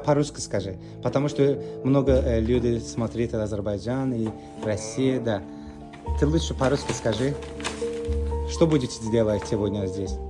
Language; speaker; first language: Russian; non-native, learner; Azerbaijani